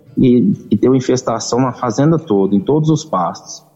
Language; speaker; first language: Portuguese; native; Portuguese